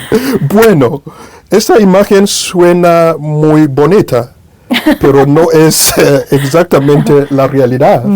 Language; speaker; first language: Spanish; non-native, fluent; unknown